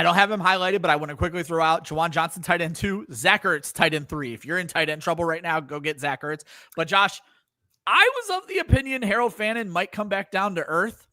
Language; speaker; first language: English; native; English